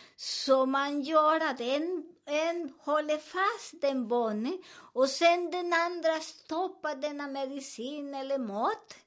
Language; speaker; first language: Swedish; non-native, fluent; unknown